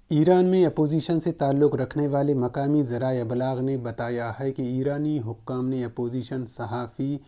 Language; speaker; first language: Urdu; non-native, local second language; Baluchi